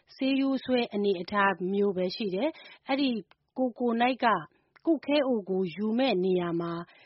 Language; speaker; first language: Burmese; non-native, local second language; Hakha Chin